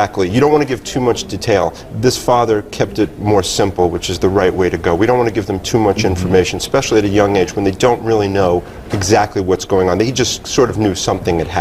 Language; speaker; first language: English; native; English